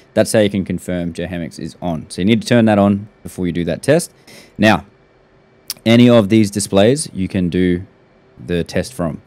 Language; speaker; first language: English; native; English